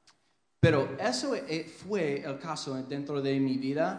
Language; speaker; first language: Spanish; non-native, fluent; English